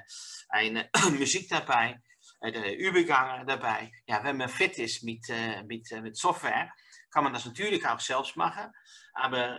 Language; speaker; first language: German; non-native, learner; Dutch